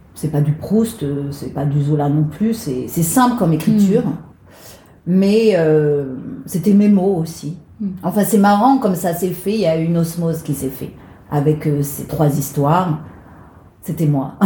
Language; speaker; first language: French; native; French